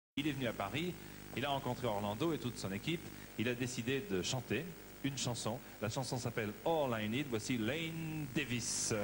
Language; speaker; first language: French; native; French